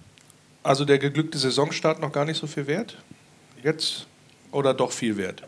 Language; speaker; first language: German; native; German